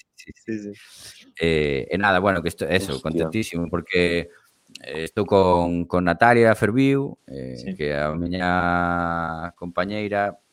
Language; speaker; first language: Galician; native; Galician